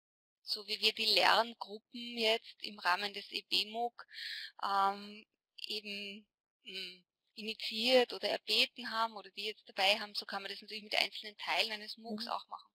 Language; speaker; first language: German; native; German